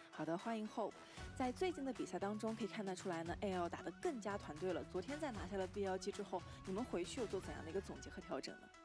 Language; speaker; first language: Chinese; native; Chinese